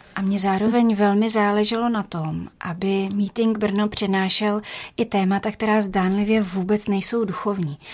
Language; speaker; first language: Czech; native; Czech